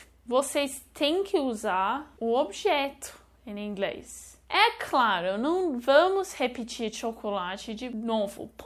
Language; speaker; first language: Portuguese; non-native, fluent; English